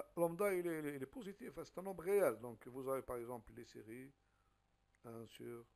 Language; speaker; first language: French; non-native, local second language; Arabic